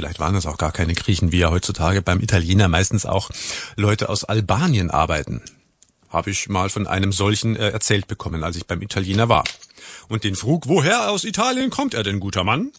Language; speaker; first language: German; native; German